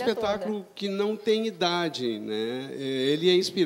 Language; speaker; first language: Portuguese; native; Portuguese